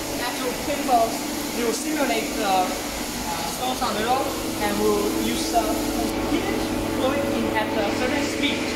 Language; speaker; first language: English; non-native, learner; Chinese